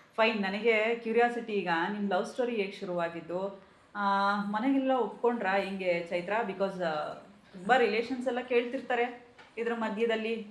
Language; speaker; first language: Kannada; native; Kannada